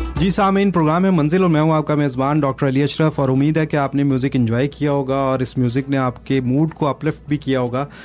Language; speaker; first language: Urdu; non-native, local second language; Punjabi